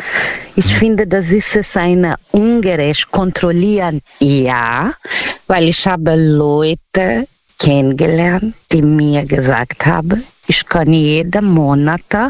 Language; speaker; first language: German; non-native, learner; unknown